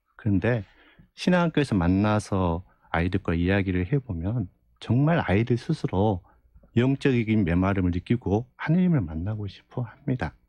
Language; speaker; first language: Korean; native; Korean